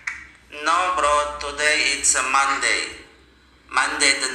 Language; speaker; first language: English; non-native, learner; Indonesian